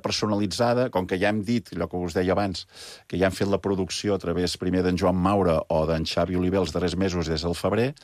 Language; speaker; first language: Catalan; native; Catalan